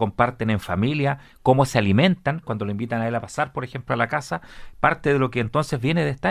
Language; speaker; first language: Spanish; native; Spanish